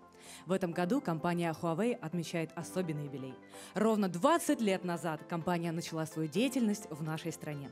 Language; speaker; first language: Russian; native; Russian